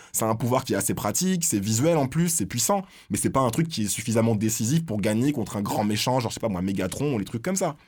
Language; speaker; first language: French; native; French